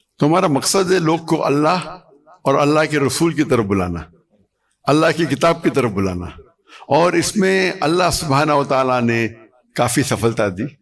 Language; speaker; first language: Urdu; non-native, local second language; English